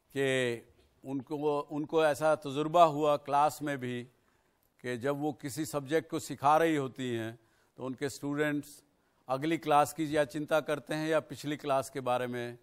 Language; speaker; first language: Hindi; native; Hindi